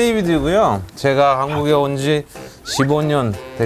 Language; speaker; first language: Korean; non-native, fluent; Turkish